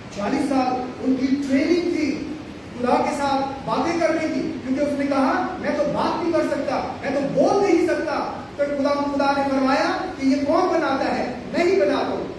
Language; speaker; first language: Urdu; native; Urdu